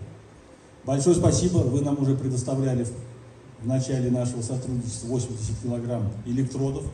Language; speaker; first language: Russian; native; Russian